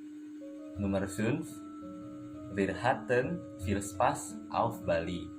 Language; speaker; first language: German; non-native, learner; Indonesian